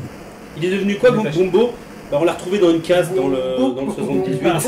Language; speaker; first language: French; native; French